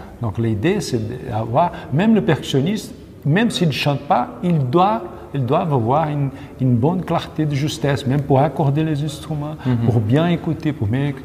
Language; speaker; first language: French; non-native, learner; Portuguese